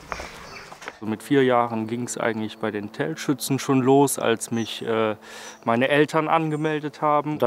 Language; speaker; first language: German; native; German